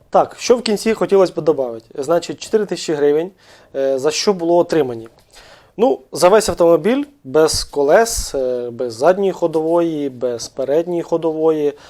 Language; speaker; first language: Ukrainian; native; Ukrainian